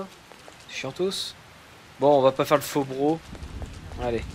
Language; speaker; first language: French; native; French